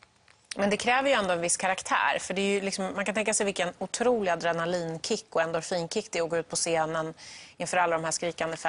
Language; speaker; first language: Swedish; native; Swedish